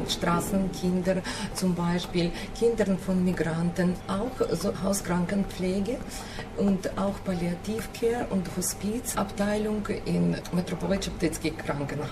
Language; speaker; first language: German; non-native, fluent; Ukrainian